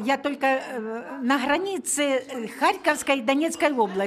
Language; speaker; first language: Czech; non-native, learner; Ukrainian